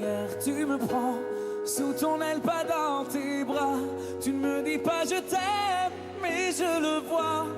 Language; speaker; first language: French; native; French